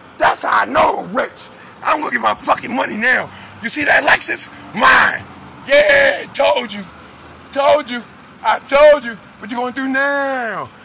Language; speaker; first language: English; native; English